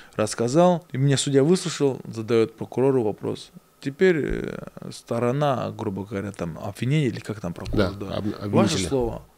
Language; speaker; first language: Russian; native; Russian